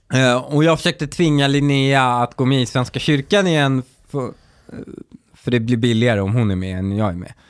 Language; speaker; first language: Swedish; early bilingual, other home language; Persian